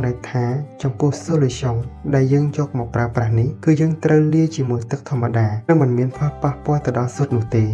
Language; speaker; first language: Khmer; native; Khmer